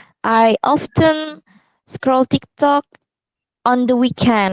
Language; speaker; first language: English; non-native, fluent; Indonesian